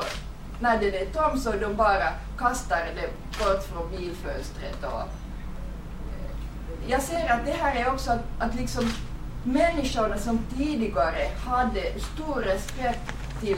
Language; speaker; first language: Swedish; non-native, fluent; Finnish